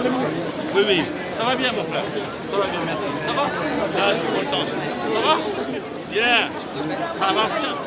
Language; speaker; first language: French; non-native, local second language; Wolof